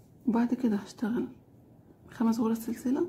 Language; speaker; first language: Arabic; native; Arabic